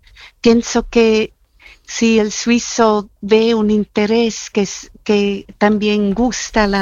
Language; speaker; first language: Spanish; non-native, fluent; German